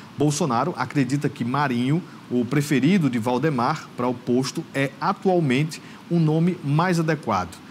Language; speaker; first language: Portuguese; native; Portuguese